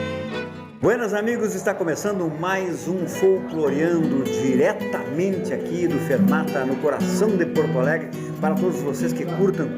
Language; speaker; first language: Portuguese; native; Portuguese